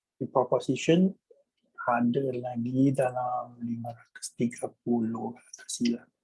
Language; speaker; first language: Malay; non-native, local second language; Chinese